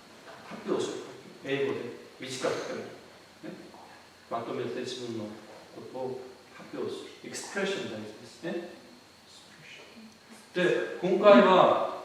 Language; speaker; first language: Japanese; non-native, fluent; Korean